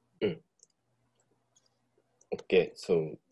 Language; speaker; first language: English; non-native, learner; Japanese